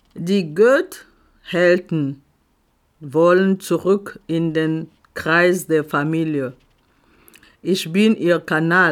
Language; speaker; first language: German; non-native, fluent; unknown